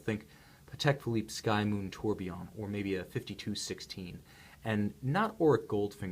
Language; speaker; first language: English; native; English